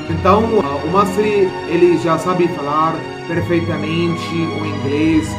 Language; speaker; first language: Portuguese; non-native, fluent; Arabic